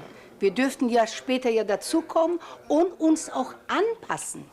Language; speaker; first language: German; non-native, fluent; Persian